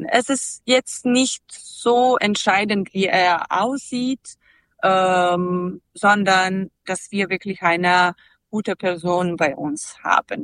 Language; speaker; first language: German; non-native, fluent; Serbian